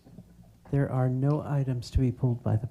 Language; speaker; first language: English; native; English